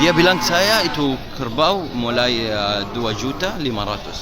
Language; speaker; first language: Indonesian; non-native, learner; Arabic